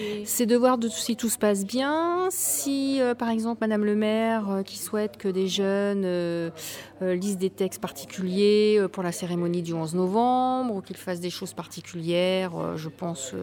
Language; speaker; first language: French; native; French